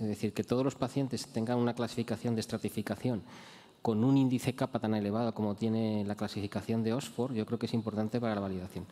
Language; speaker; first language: Spanish; native; Spanish